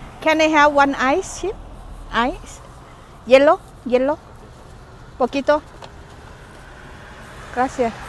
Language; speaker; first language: English; non-native, learner; Thai